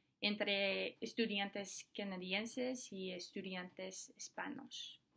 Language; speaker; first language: Spanish; non-native, fluent; English